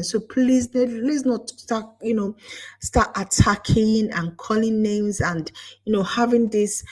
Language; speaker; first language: English; non-native, local second language; Igbo